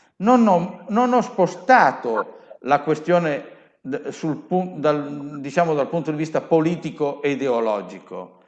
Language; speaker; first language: Italian; native; Italian